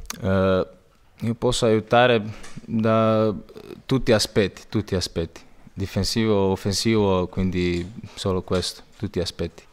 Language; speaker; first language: Italian; non-native, learner; Croatian